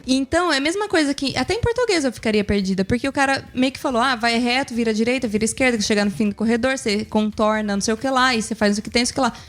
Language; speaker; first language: Portuguese; native; Portuguese